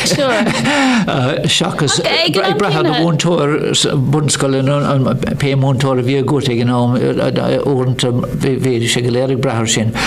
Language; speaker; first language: Irish; non-native, local second language; English